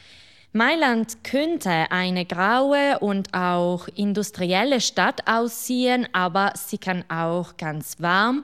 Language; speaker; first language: German; non-native, local second language; Italian